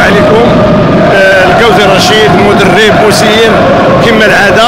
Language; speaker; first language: Arabic; native; Arabic